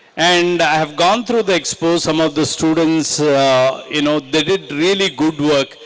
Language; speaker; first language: English; non-native, local second language; Telugu